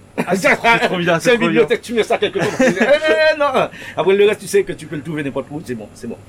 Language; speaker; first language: French; native; French